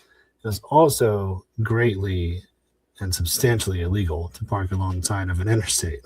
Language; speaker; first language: English; native; English